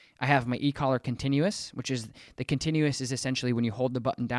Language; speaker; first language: English; native; English